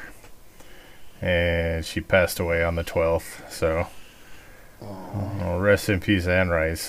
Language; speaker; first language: English; native; English